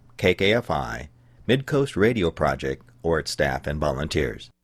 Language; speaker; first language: English; early bilingual, other home language; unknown